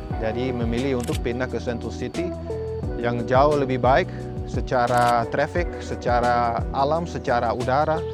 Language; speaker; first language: Indonesian; non-native, fluent; Dutch